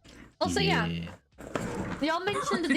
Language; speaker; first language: English; native; English